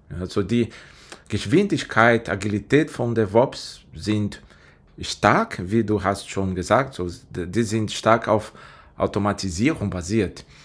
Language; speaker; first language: German; non-native, fluent; Portuguese